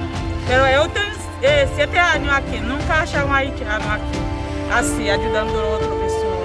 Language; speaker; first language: Portuguese; non-native, learner; Haitian Creole